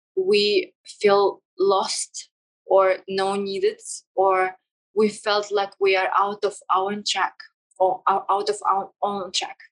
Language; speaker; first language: English; non-native, fluent; Kazakh